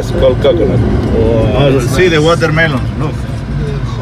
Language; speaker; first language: English; non-native, learner; Spanish